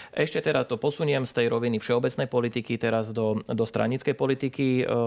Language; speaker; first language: Slovak; native; Slovak